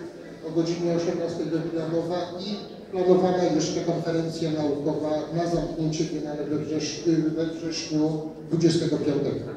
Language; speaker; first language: Polish; native; Polish